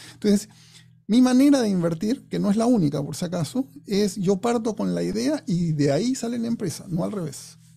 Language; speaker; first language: Spanish; non-native, fluent; English